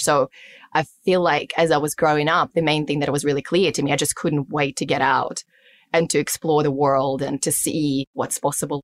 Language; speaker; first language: English; non-native, fluent; Russian